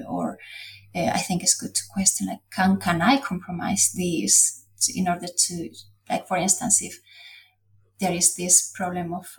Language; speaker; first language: English; non-native, fluent; Spanish